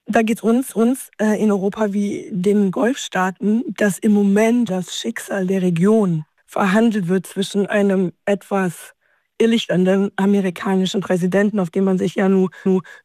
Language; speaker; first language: German; native; German